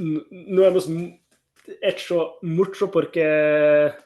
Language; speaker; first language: Spanish; non-native, fluent; Norwegian